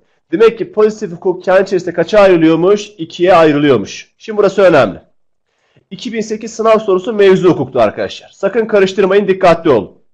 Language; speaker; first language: Turkish; native; Turkish